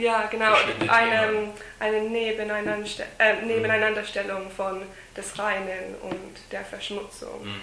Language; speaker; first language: German; non-native, fluent; English